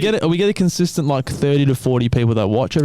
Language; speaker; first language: English; native; English